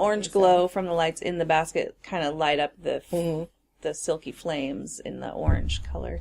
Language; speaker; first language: English; native; English